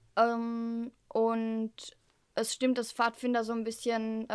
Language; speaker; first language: German; early bilingual, heritage; German